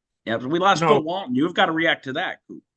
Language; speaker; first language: English; native; English